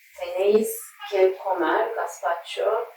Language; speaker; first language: Spanish; non-native, learner; Turkish